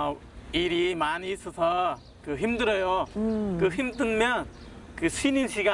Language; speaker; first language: Korean; non-native, learner; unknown